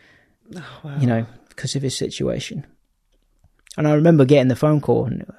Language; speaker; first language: English; native; English